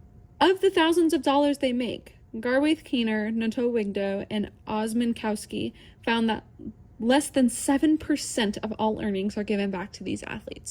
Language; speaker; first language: English; native; English